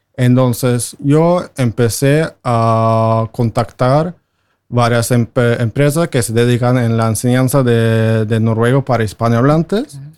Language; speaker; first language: Spanish; non-native, fluent; Norwegian